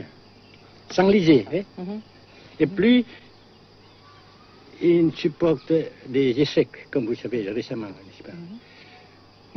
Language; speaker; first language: French; non-native, local second language; Vietnamese